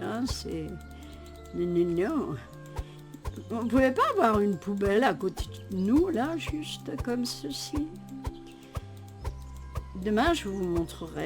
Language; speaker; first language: French; native; French